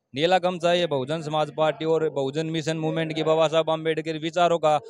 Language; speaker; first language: Hindi; native; Hindi